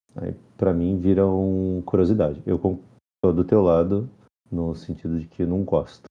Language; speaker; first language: Portuguese; native; Portuguese